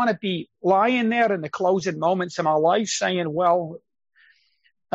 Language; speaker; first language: English; native; English